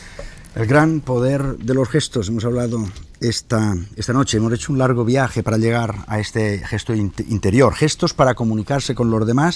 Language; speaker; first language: Spanish; native; Spanish